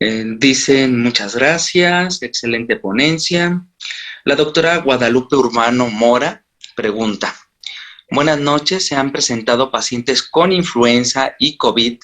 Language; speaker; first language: Spanish; native; Spanish